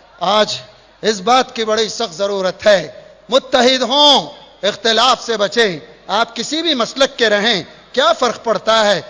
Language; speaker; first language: Urdu; native; Urdu